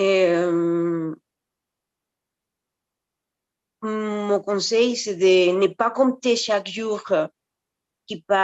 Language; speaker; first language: French; non-native, fluent; Spanish